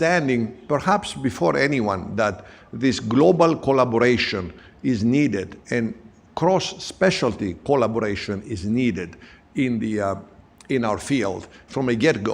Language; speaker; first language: English; non-native, fluent; Greek